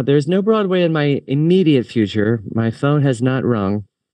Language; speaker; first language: English; native; English